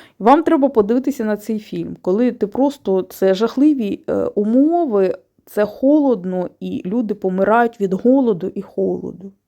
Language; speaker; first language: Ukrainian; non-native, local second language; Russian